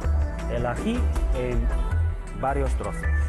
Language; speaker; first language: Spanish; non-native, fluent; Chinese